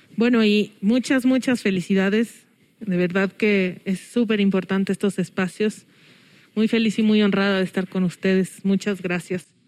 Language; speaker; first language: Spanish; early bilingual, heritage; English